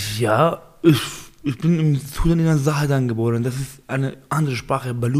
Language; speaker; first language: German; non-native, learner; Baluchi